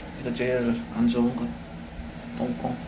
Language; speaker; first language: Korean; non-native, learner; English